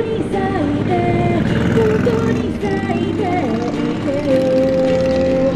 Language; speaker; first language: Japanese; native; Japanese